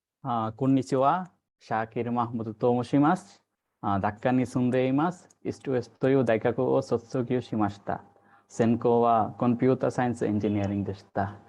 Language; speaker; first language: Japanese; non-native, learner; Bangla